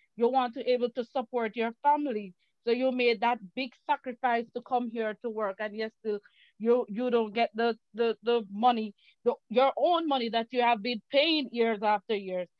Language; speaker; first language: English; native; English